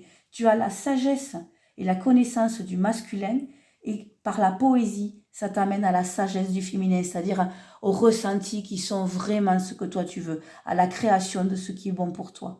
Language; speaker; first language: French; native; French